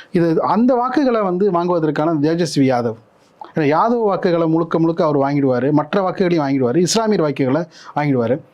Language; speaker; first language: Tamil; native; Tamil